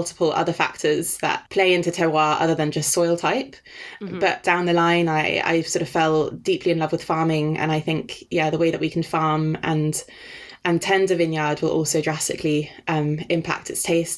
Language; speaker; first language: English; non-native, fluent; Danish